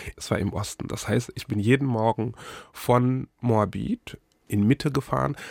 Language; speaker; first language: German; non-native, fluent; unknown